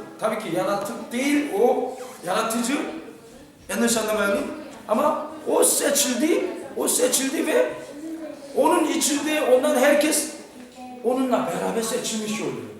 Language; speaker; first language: Turkish; non-native, fluent; Korean